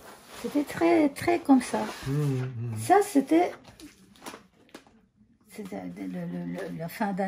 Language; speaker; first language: French; non-native, fluent; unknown